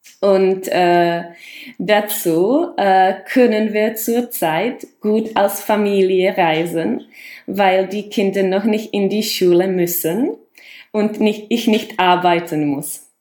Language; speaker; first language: German; non-native, fluent; Czech